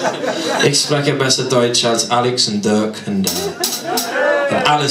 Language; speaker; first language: German; non-native, learner; English